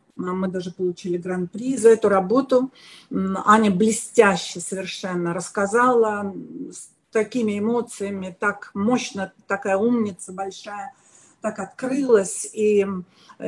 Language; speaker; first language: Russian; native; Russian